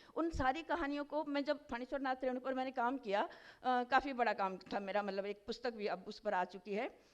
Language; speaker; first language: Hindi; non-native, local second language; Odia